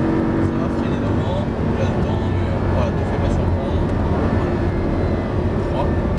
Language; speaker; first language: French; native; French